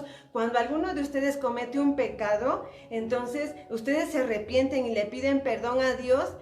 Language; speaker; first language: Spanish; native; Spanish